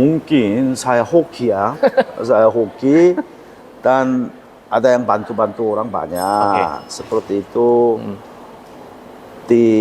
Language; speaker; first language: Indonesian; non-native, learner; Korean